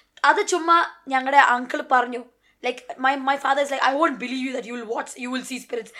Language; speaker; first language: English; non-native, local second language; Malayalam